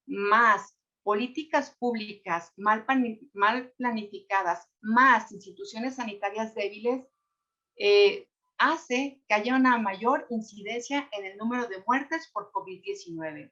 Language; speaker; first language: Spanish; native; Spanish